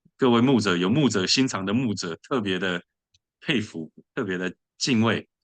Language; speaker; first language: Chinese; early bilingual, other home language; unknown